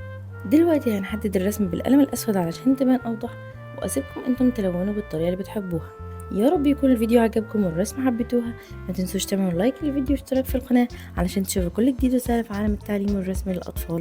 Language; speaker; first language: Arabic; native; Arabic